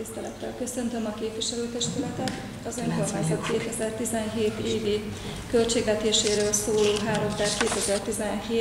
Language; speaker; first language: Hungarian; native; Hungarian